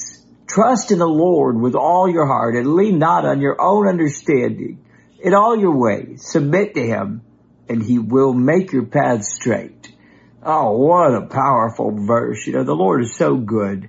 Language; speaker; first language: English; native; English